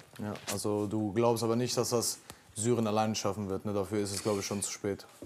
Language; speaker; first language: German; early bilingual, other home language; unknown